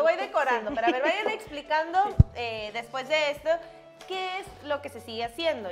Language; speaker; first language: Spanish; native; Spanish